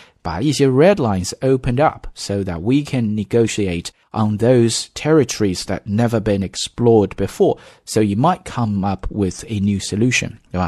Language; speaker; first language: English; non-native, fluent; Chinese